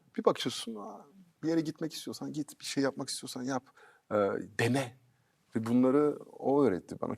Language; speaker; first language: Turkish; early bilingual, heritage; Turkish